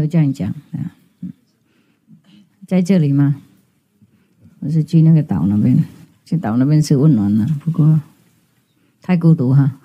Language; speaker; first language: Chinese; non-native, fluent; Vietnamese